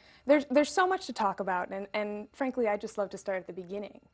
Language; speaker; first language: English; native; English